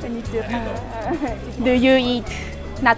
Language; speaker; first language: Japanese; native; Japanese